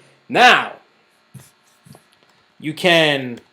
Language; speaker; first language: English; native; English